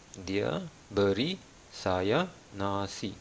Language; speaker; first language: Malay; non-native, fluent; Malayalam